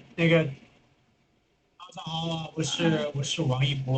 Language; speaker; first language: Chinese; non-native, learner; English